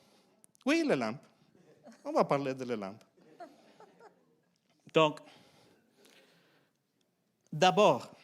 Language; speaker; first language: French; non-native, fluent; Spanish